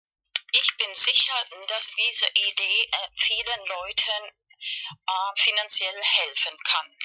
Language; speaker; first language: German; non-native, fluent; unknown